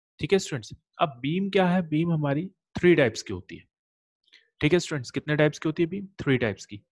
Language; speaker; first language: Hindi; native; Hindi